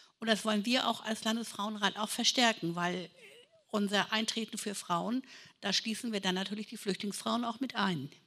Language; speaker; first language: German; native; German